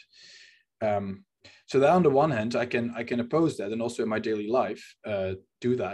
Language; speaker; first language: English; non-native, fluent; Dutch